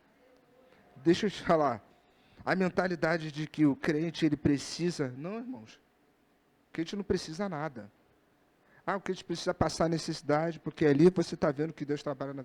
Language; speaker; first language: Portuguese; native; Portuguese